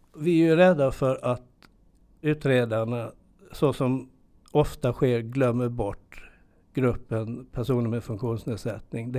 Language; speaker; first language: Swedish; native; Swedish